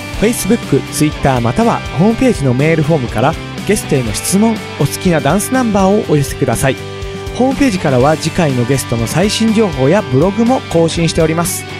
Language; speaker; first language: Japanese; native; Japanese